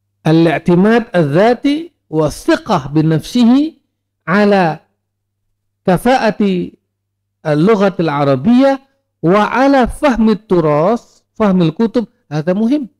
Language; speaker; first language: Arabic; non-native, fluent; Indonesian